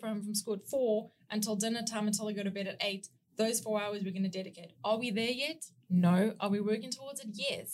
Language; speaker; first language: English; native; English